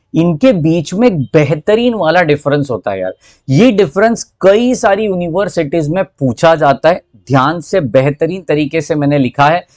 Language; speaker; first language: Hindi; native; Hindi